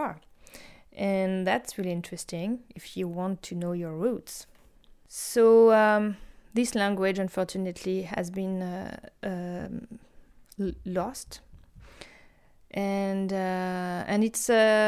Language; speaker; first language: English; non-native, fluent; French